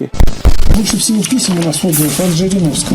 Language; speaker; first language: Russian; native; Russian